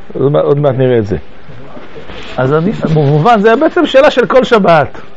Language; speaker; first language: Hebrew; native; Hebrew